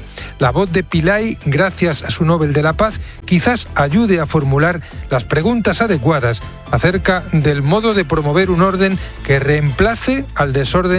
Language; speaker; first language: Spanish; native; Spanish